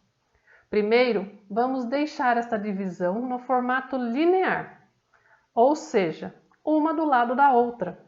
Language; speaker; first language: Portuguese; native; Portuguese